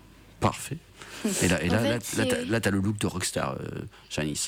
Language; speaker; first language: French; native; French